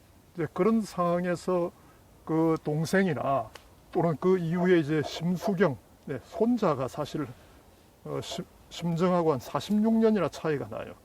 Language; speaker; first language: Korean; native; Korean